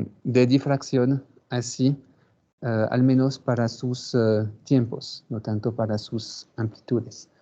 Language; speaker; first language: Spanish; non-native, fluent; French